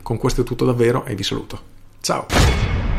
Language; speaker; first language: Italian; native; Italian